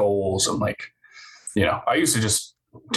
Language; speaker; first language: English; native; English